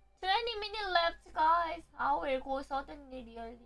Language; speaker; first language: English; non-native, learner; Korean